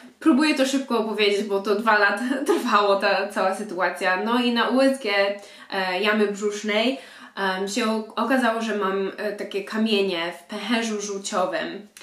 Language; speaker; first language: Polish; early bilingual, heritage; Polish